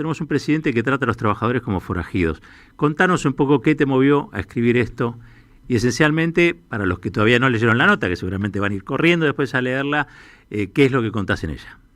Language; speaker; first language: Spanish; native; Spanish